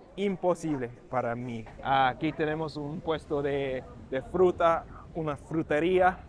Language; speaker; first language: Spanish; non-native, fluent; English